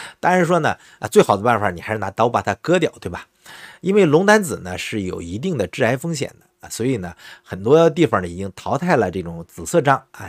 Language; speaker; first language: Chinese; native; Chinese